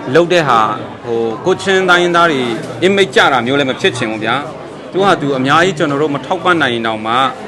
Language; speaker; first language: Burmese; non-native, local second language; Hakha Chin